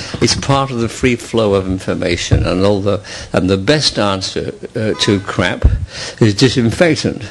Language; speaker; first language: English; native; English